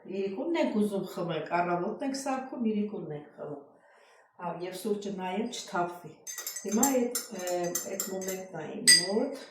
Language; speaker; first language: Armenian; native; Armenian